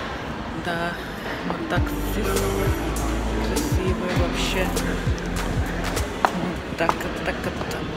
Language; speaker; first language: Russian; non-native, learner; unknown